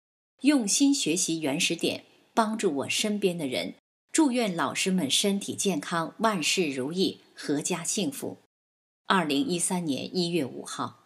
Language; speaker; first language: Chinese; native; Chinese